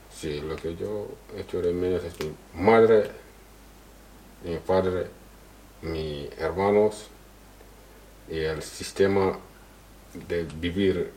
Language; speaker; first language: Spanish; non-native, learner; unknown